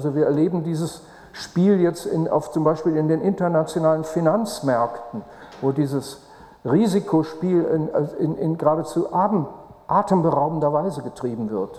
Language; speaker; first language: German; native; German